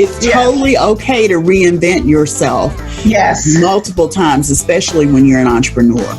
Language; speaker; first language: English; native; English